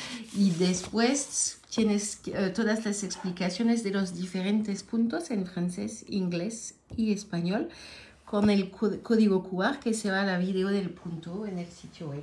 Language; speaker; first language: Spanish; non-native, learner; French